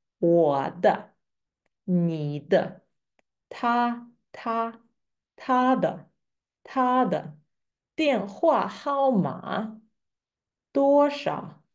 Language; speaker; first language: Chinese; non-native, fluent; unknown